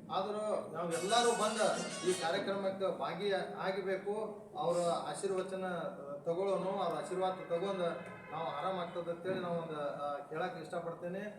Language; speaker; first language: Kannada; non-native, local second language; Lambadi